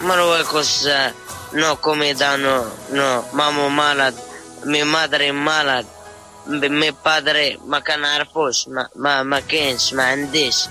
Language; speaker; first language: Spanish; non-native, learner; Arabic